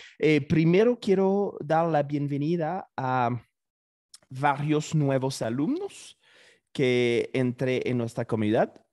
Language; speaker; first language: Spanish; non-native, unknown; French